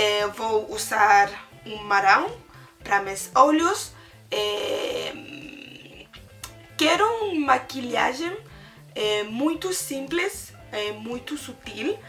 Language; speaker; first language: Portuguese; non-native, learner; French